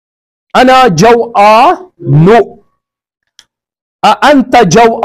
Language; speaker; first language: Arabic; non-native, fluent; Kashmiri